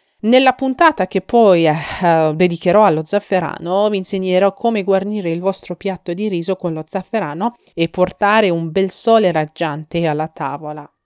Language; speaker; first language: Italian; non-native, fluent; Persian